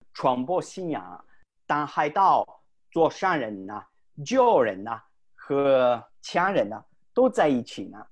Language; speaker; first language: Chinese; non-native, fluent; Italian